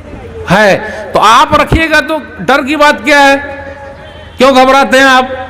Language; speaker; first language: Hindi; native; Hindi